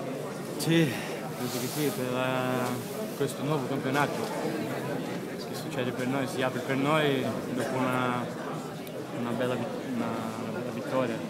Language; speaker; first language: Italian; non-native, fluent; Portuguese